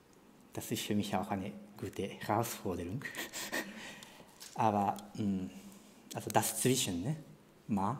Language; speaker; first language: German; non-native, fluent; Japanese